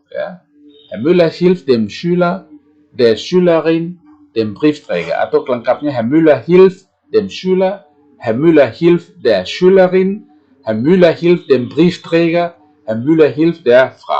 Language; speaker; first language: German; non-native, fluent; Indonesian